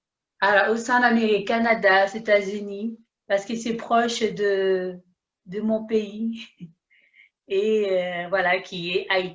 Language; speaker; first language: French; early bilingual, other home language; Haitian Creole